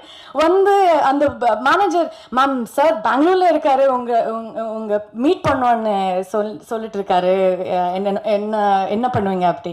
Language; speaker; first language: Tamil; non-native, learner; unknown